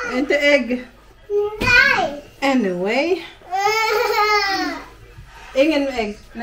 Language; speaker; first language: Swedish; non-native, learner; Filipino